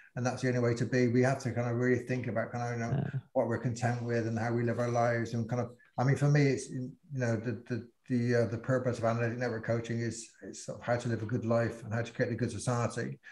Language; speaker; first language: English; native; English